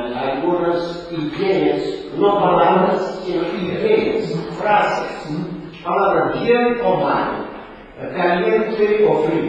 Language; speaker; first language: Spanish; non-native, learner; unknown